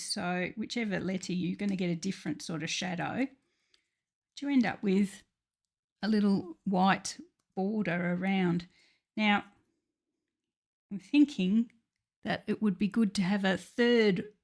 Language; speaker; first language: English; native; English